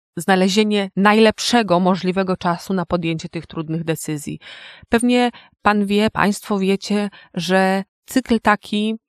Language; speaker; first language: Polish; native; Polish